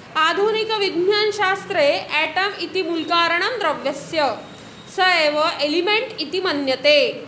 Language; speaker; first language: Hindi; non-native, local second language; Marathi